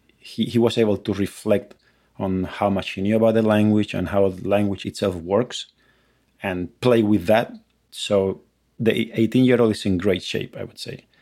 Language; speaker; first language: English; non-native, fluent; Spanish